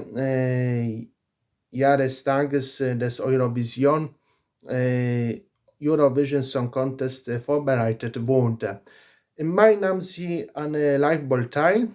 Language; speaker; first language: German; non-native, learner; Polish